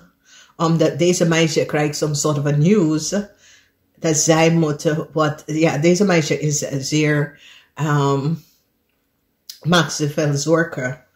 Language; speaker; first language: Dutch; non-native, learner; English